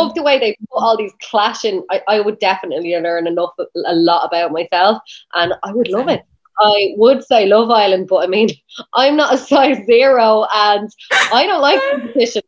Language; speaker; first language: English; native; English